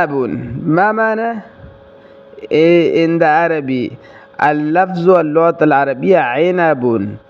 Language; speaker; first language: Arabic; non-native, learner; Pashto